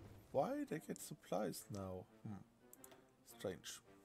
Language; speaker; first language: English; non-native, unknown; German